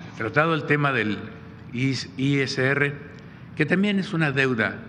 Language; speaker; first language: Spanish; native; Spanish